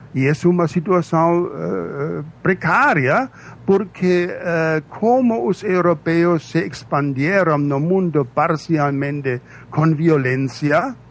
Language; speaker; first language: Portuguese; non-native, fluent; German